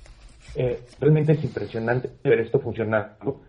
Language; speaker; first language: Spanish; native; Spanish